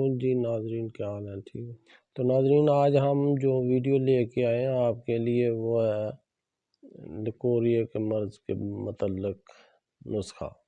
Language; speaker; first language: Urdu; non-native, local second language; Punjabi